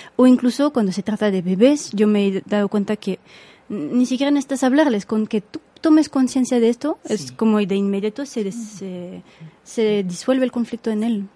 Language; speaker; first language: Spanish; non-native, fluent; French